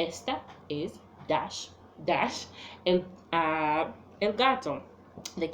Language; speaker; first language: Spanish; non-native, fluent; English